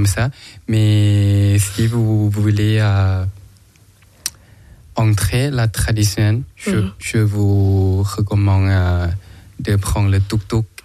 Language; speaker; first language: French; non-native, learner; Thai